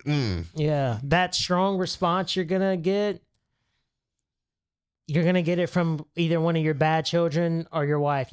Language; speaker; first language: English; native; English